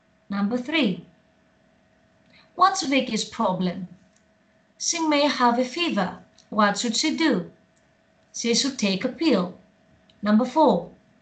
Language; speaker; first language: English; non-native, fluent; Greek